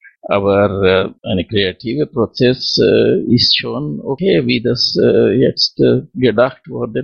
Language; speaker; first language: German; non-native, fluent; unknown